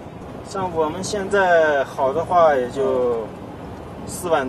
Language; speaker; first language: Chinese; native; Chinese